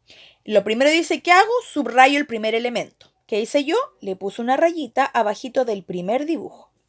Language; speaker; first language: Spanish; native; Spanish